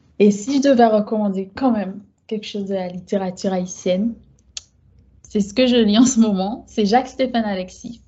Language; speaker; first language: French; native; French